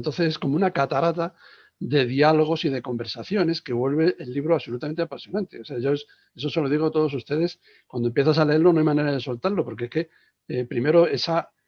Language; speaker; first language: Spanish; native; Spanish